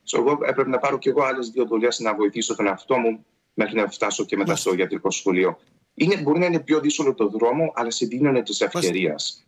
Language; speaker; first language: Greek; early bilingual, heritage; Greek